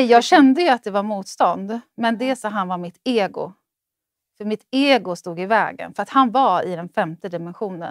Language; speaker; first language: Swedish; native; Swedish